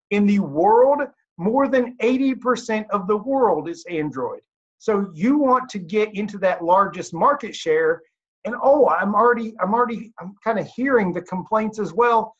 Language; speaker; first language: English; native; English